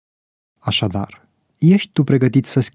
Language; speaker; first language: Romanian; native; Romanian